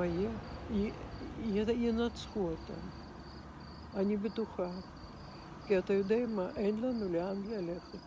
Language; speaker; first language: Hebrew; non-native, fluent; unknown